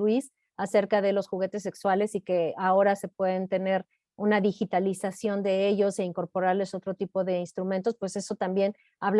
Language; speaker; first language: Spanish; native; Spanish